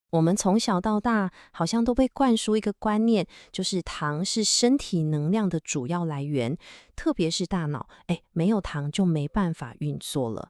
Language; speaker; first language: Chinese; native; Chinese